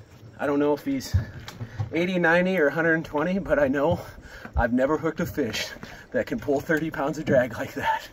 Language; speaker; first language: English; native; English